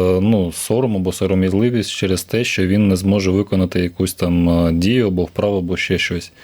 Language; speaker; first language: Ukrainian; native; Ukrainian